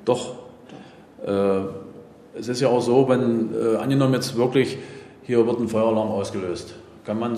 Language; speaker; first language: German; native; German